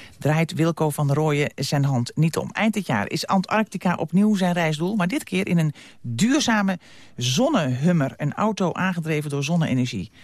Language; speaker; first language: Dutch; native; Dutch